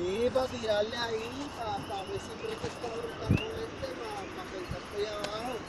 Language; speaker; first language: Spanish; native; Spanish